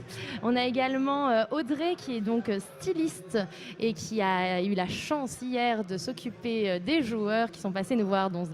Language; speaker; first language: French; native; French